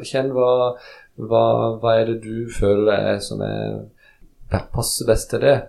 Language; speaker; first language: Norwegian; early bilingual, other home language; Polish